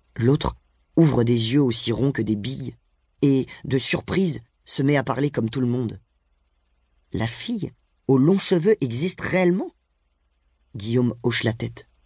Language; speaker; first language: French; native; French